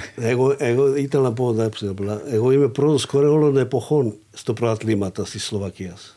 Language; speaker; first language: Greek; non-native, learner; Slovak